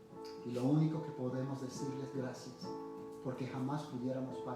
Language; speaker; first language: Spanish; early bilingual, heritage; Spanish